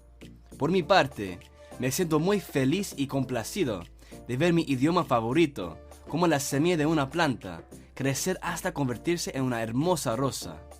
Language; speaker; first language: Spanish; non-native, fluent; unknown